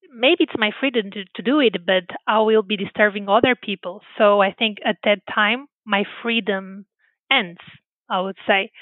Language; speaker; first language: English; non-native, fluent; Portuguese